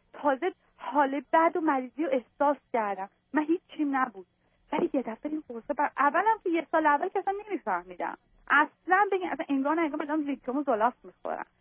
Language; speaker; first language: Persian; native; Persian